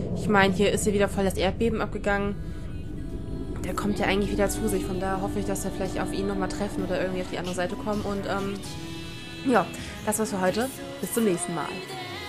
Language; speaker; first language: German; native; German